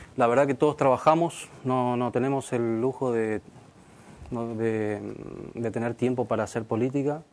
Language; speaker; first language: Spanish; native; Spanish